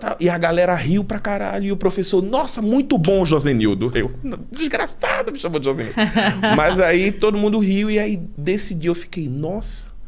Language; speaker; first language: Portuguese; native; Portuguese